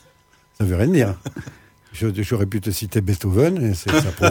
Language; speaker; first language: French; native; French